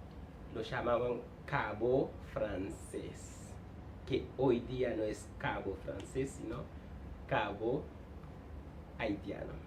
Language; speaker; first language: Spanish; non-native, fluent; Haitian Creole